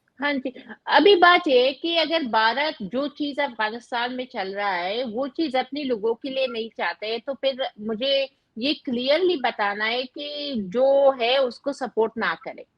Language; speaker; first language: Hindi; non-native, fluent; Persian